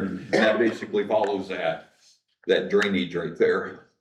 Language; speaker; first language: English; native; English